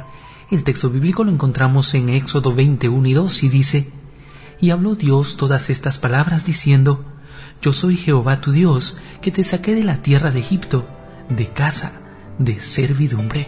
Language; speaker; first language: Spanish; native; Spanish